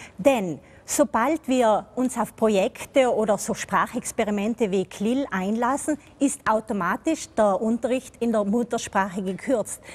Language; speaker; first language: German; native; German